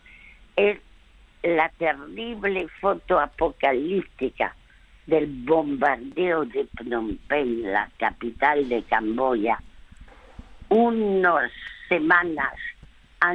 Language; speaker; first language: Spanish; early bilingual, other home language; French